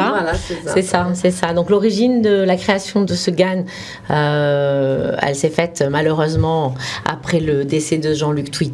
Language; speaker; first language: French; native; French